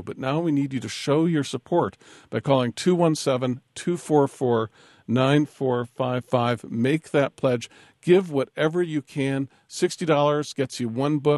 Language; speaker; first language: English; native; English